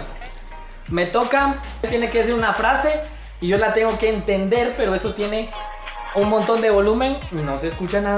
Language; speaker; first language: Spanish; native; Spanish